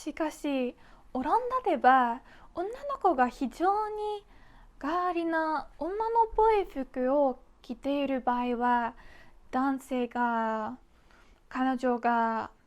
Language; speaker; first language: Japanese; non-native, fluent; Dutch